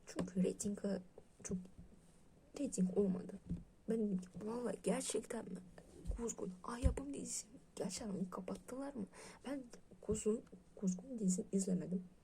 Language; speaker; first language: Turkish; non-native, learner; Russian